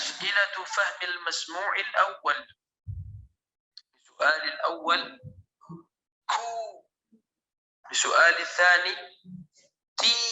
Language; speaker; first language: Arabic; non-native, fluent; Indonesian